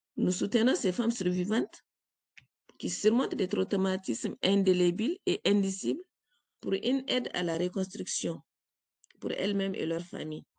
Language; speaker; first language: French; native; French